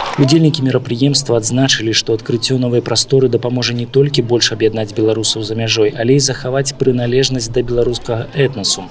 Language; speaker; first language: Belarusian; native; Belarusian